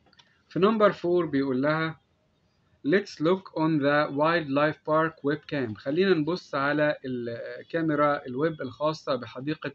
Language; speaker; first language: Arabic; native; Arabic